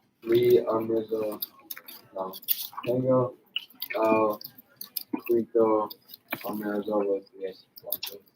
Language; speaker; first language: Spanish; non-native, learner; English